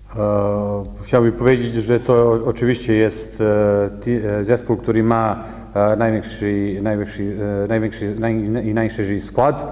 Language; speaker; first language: Polish; non-native, learner; Serbian